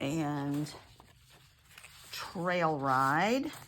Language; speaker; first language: English; native; English